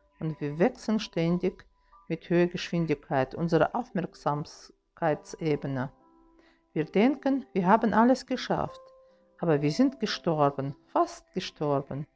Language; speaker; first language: German; non-native, fluent; Russian